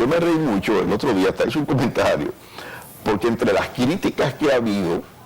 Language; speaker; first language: Spanish; native; Spanish